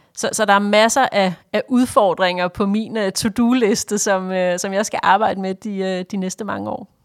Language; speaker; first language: Danish; native; Danish